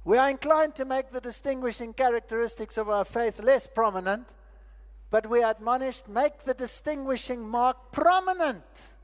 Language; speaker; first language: English; non-native, local second language; Afrikaans